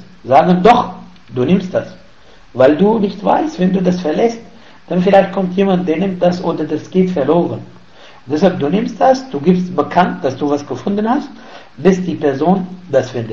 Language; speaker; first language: German; non-native, fluent; Arabic